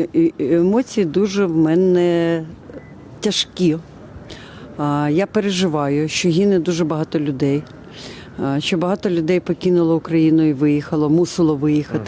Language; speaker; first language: Ukrainian; native; Ukrainian